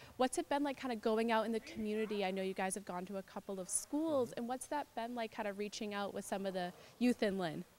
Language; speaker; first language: English; native; English